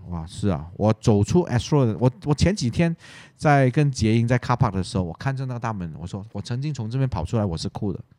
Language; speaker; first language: Chinese; non-native, local second language; Cantonese